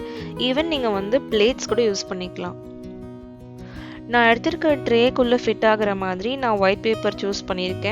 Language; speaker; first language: Tamil; native; Tamil